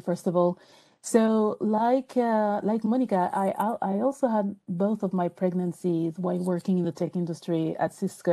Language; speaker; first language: English; non-native, fluent; French